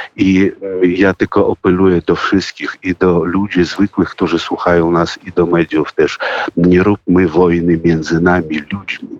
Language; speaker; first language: Polish; early bilingual, heritage; Polish